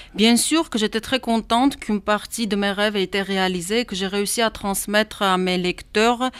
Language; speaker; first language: French; non-native, fluent; Armenian